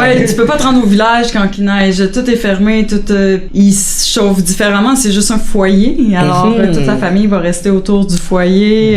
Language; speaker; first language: French; native; French